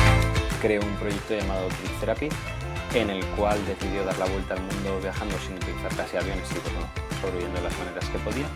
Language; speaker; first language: Spanish; native; Spanish